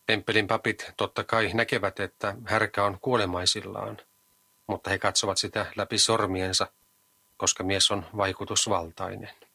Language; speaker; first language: Finnish; native; Finnish